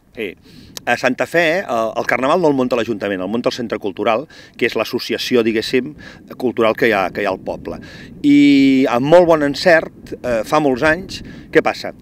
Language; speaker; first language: Catalan; native; Catalan